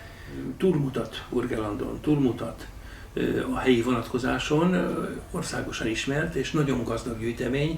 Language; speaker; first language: Hungarian; native; Hungarian